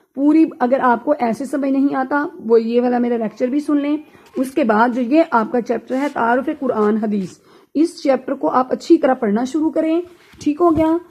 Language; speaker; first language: Urdu; native; Urdu